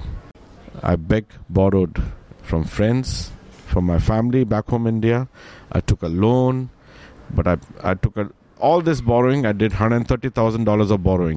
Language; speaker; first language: English; non-native, local second language; Hindi